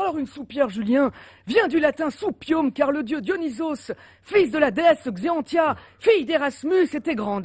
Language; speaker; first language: French; native; French